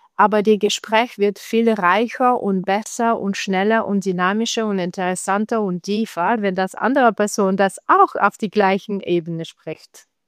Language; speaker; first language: German; non-native, learner; Russian